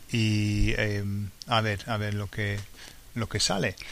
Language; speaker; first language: Spanish; non-native, fluent; English